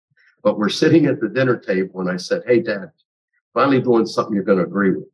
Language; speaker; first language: English; native; English